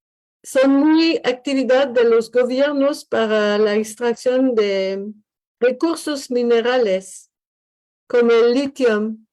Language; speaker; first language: Spanish; non-native, learner; French